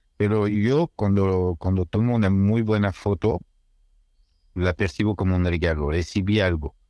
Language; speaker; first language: Spanish; non-native, fluent; French